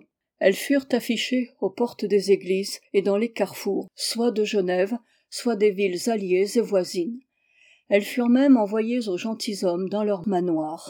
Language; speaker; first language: French; native; French